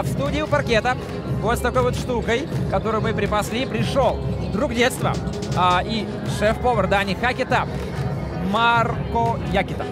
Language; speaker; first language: Russian; native; Russian